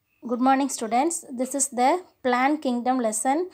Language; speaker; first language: English; non-native, local second language; Tamil